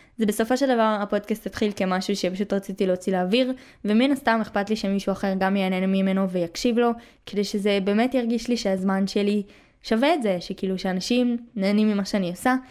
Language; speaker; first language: Hebrew; native; Hebrew